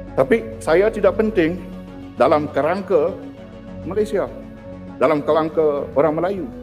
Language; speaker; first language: Malay; non-native, local second language; Iban